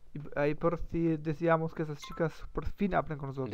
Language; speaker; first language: Spanish; non-native, learner; German